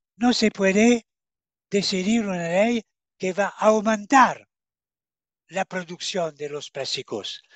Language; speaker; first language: Spanish; non-native, fluent; French